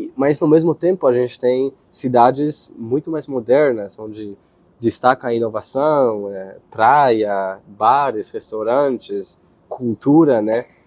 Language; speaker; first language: Portuguese; non-native, fluent; Hebrew